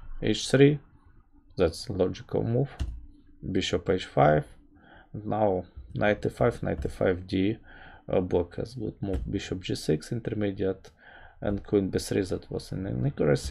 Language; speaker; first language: English; non-native, fluent; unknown